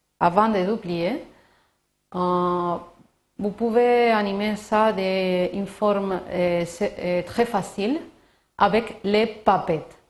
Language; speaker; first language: French; non-native, learner; Spanish